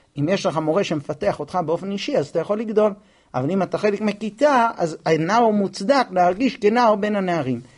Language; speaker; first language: Hebrew; non-native, fluent; English